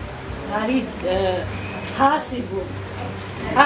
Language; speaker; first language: Arabic; non-native, learner; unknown